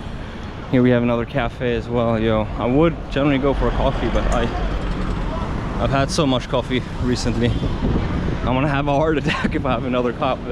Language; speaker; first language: English; non-native, fluent; Finnish